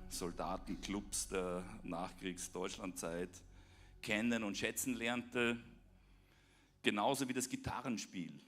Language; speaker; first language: German; native; German